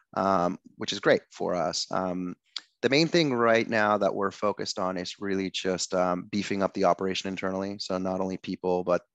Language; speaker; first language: English; non-native, fluent; Spanish